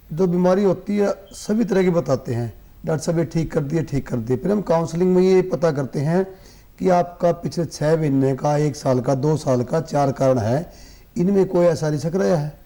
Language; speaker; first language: Hindi; native; Hindi